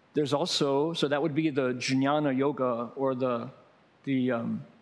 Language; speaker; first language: English; native; English